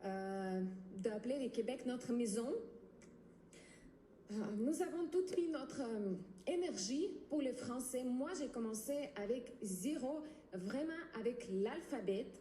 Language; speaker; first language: French; non-native, learner; Ukrainian